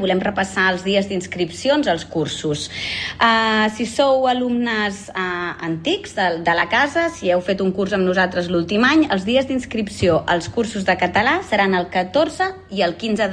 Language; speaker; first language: Catalan; native; Catalan